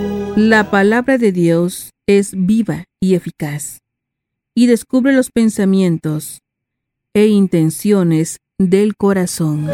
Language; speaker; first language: Spanish; native; Spanish